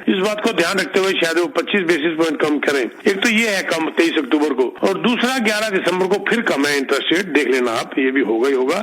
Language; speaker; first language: Hindi; native; Hindi